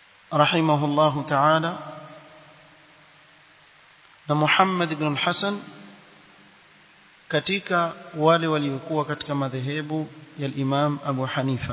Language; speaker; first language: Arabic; non-native, fluent; Swahili